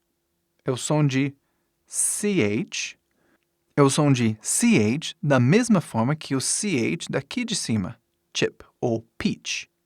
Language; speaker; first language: Portuguese; non-native, fluent; English